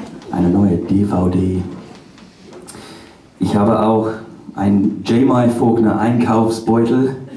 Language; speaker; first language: German; non-native, learner; English